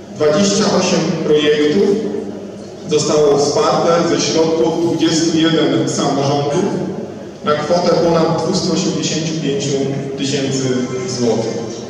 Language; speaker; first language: Polish; native; Polish